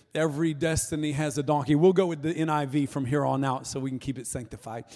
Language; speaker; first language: English; native; English